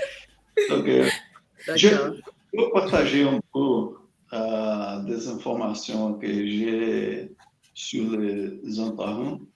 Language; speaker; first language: French; non-native, learner; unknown